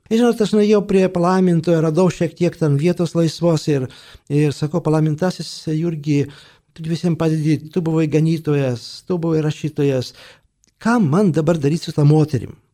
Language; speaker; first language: Lithuanian; native; Lithuanian